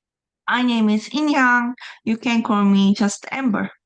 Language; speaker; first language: English; non-native, learner; Korean